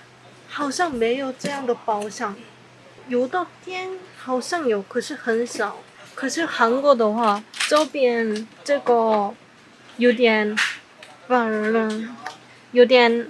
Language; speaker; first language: Chinese; non-native, learner; Korean